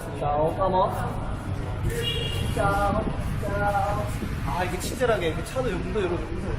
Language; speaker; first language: Korean; native; Korean